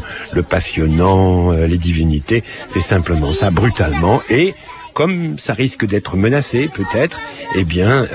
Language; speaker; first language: French; native; French